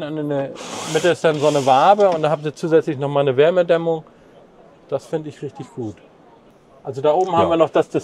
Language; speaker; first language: German; native; German